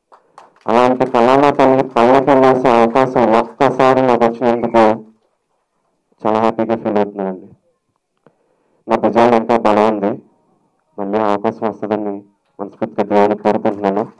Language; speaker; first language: Telugu; native; Telugu